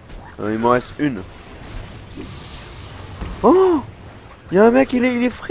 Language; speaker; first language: French; native; French